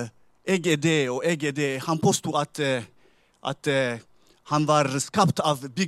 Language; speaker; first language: Norwegian; non-native, fluent; Tigrinya